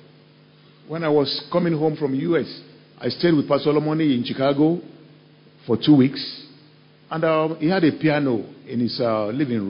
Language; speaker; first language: English; non-native, local second language; Yoruba